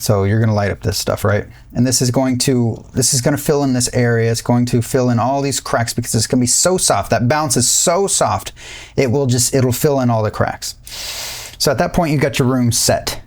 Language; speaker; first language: English; native; English